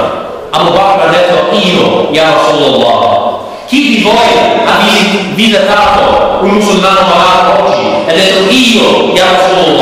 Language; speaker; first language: Italian; non-native, learner; English